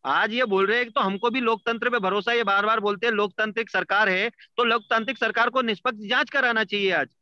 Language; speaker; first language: Hindi; native; Hindi